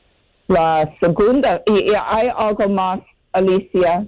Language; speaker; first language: Spanish; non-native, learner; English